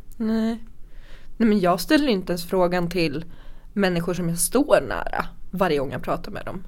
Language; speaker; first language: Swedish; native; Swedish